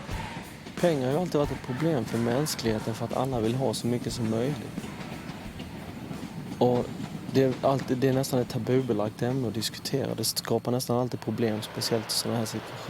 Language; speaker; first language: Swedish; native; Swedish